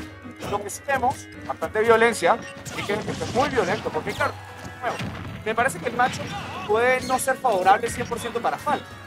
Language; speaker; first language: Spanish; native; Spanish